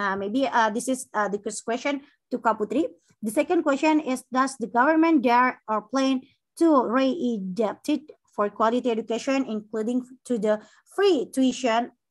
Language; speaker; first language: English; non-native, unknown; Indonesian